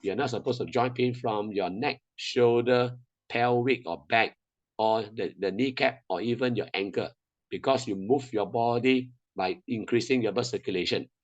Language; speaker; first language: English; non-native, local second language; Chinese